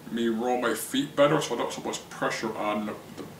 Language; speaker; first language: English; native; English